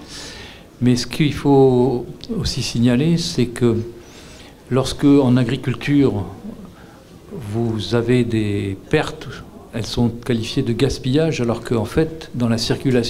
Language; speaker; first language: French; native; French